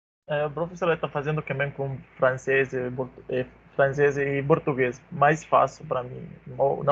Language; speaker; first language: Portuguese; non-native, learner; Arabic